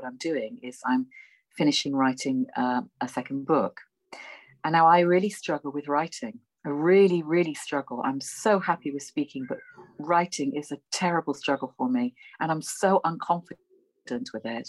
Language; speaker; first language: English; native; English